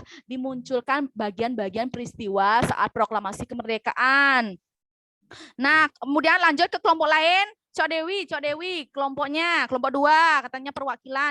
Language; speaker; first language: Indonesian; native; Indonesian